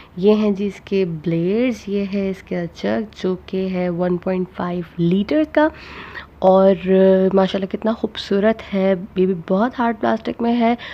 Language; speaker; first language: Urdu; non-native, local second language; Punjabi